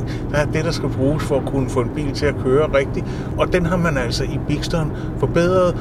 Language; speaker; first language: Danish; native; Danish